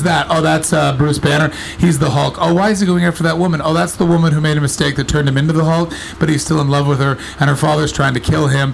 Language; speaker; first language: English; native; English